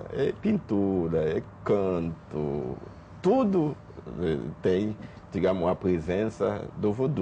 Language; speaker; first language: Portuguese; non-native, fluent; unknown